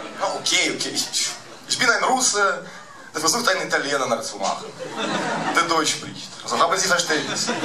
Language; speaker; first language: German; early bilingual, other home language; Russian